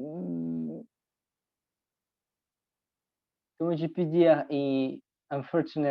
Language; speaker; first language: French; non-native, learner; Spanish